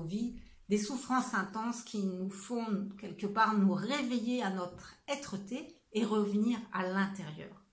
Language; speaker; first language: French; native; French